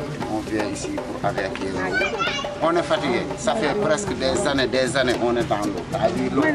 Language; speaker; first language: French; non-native, learner; Wolof